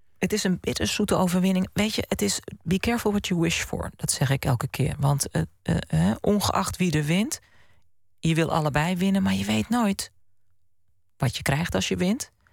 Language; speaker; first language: Dutch; native; Dutch